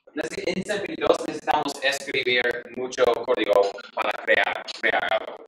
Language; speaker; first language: Spanish; non-native, learner; English